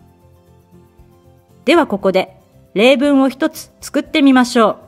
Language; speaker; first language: Japanese; native; Japanese